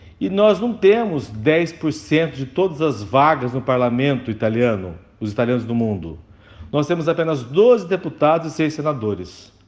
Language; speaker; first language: Portuguese; native; Portuguese